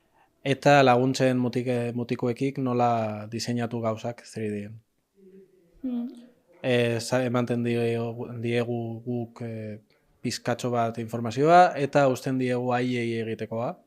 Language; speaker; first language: Basque; non-native, local second language; Spanish